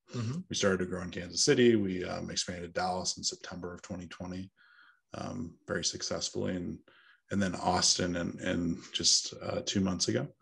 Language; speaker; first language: English; native; English